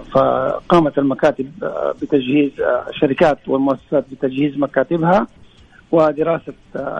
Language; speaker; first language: Arabic; native; Arabic